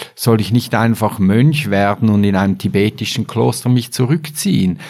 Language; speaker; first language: German; native; German